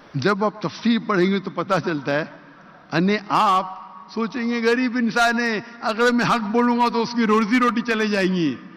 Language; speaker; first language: Urdu; non-native, local second language; Konkani